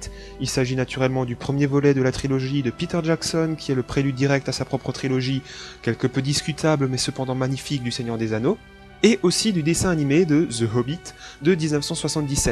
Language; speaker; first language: French; native; French